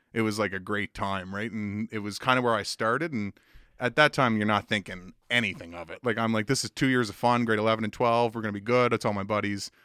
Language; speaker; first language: English; native; English